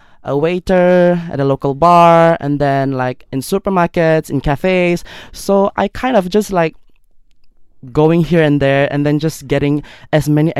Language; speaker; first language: English; non-native, local second language; Malay